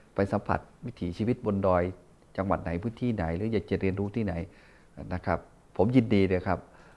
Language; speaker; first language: Thai; non-native, local second language; Karen languages